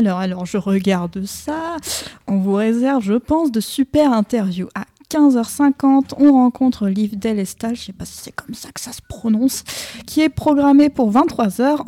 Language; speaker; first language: French; native; French